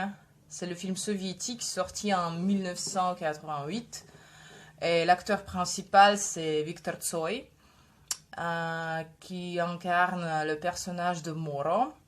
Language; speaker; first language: French; non-native, fluent; Russian